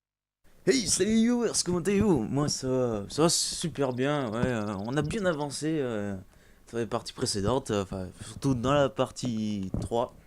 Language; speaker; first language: French; native; French